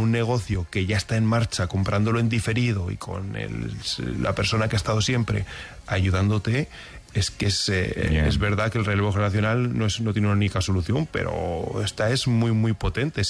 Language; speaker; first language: Spanish; native; Spanish